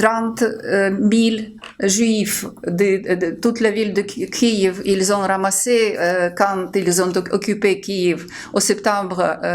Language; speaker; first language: French; non-native, fluent; Ukrainian